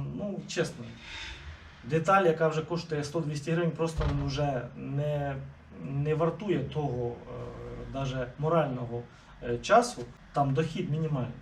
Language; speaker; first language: Ukrainian; non-native, local second language; Russian